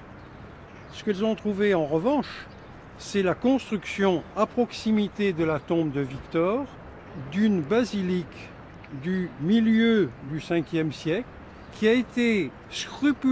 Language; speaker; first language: French; native; French